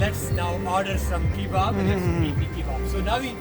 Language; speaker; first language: English; non-native, learner; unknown